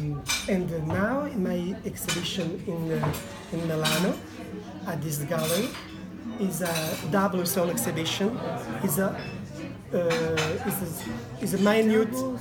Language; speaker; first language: English; non-native, learner; Italian